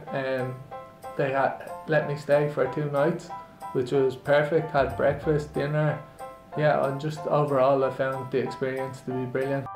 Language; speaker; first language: English; native; English